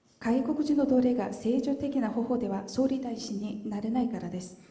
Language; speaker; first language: Japanese; non-native, fluent; Korean